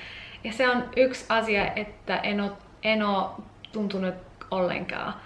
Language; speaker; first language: Finnish; non-native, learner; English